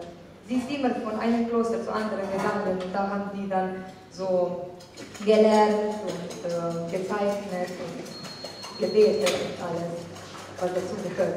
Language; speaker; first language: German; non-native, fluent; Slovenian